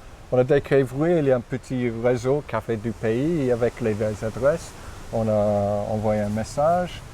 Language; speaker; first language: French; non-native, fluent; English